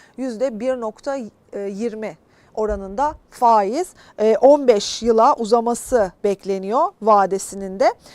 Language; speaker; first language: Turkish; native; Turkish